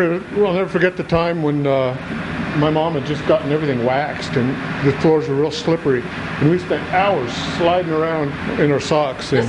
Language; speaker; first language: English; native; English